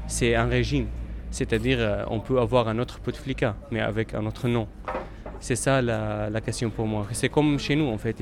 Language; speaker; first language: French; non-native, fluent; Arabic